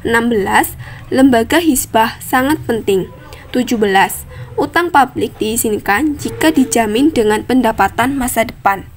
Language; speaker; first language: Indonesian; native; Indonesian